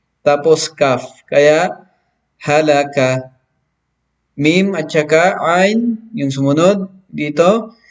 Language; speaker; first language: Filipino; non-native, local second language; Maranao